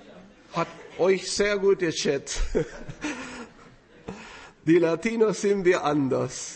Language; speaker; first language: German; non-native, fluent; Spanish